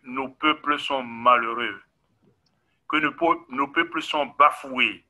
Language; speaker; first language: French; non-native, local second language; Ewe